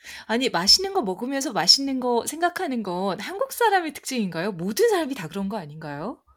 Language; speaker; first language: Korean; native; Korean